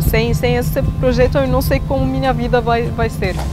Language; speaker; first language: Portuguese; non-native, learner; Arabic